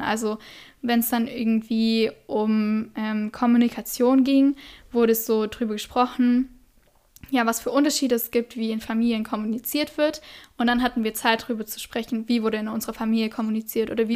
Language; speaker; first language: German; native; German